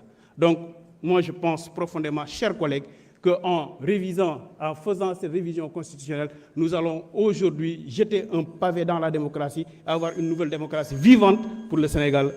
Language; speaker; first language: French; non-native, local second language; Wolof